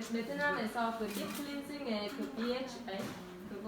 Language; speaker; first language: Korean; non-native, learner; Vietnamese